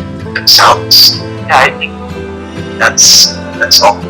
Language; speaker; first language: English; non-native, learner; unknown